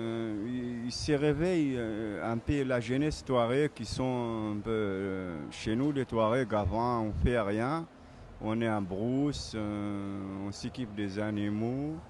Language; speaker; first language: French; non-native, local second language; Tamasheq